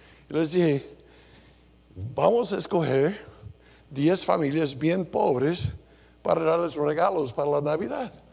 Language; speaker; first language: Spanish; non-native, fluent; English